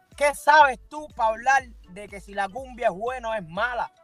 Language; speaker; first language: Spanish; native; Spanish